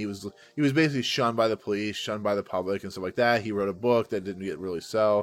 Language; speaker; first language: English; native; English